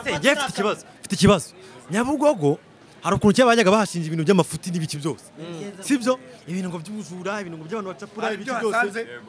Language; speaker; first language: Kinyarwanda; native; Kinyarwanda